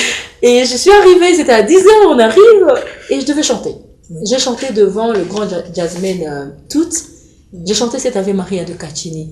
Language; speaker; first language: French; non-native, local second language; Lingala